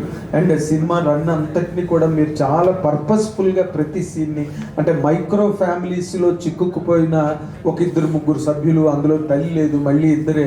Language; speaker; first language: Telugu; native; Telugu